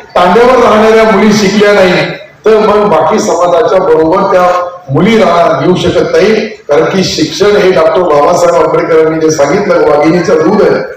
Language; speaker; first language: Marathi; non-native, local second language; Urdu